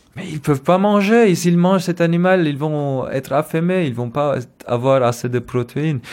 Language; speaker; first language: French; non-native, fluent; Turkish